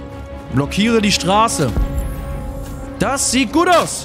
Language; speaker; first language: German; native; German